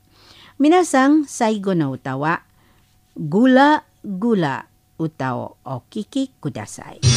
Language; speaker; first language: Japanese; non-native, fluent; Indonesian